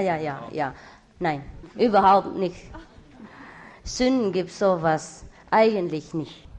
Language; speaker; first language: German; non-native, learner; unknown